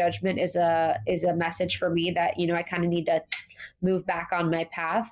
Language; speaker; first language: English; native; English